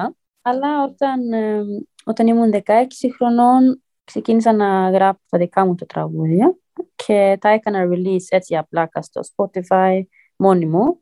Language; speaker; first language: Greek; early bilingual, heritage; Greek